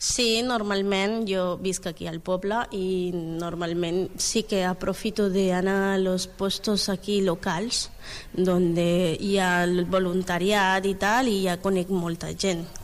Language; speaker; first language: Catalan; non-native, learner; Spanish